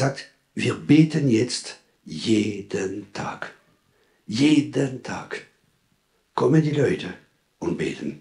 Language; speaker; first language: German; non-native, fluent; French